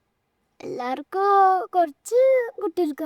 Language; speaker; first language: Malayalam; early bilingual, heritage; Malayalam